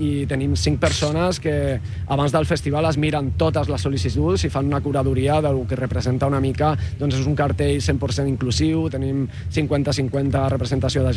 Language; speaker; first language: Catalan; non-native, local second language; Spanish